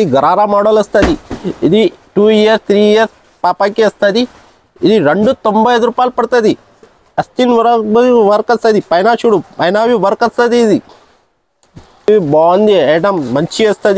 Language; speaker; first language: Telugu; non-native, local second language; Urdu